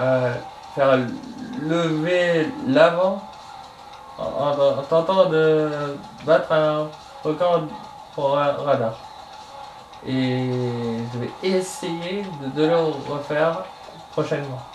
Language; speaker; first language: French; native; French